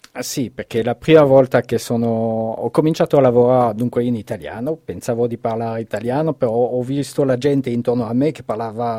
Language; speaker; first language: Italian; non-native, fluent; French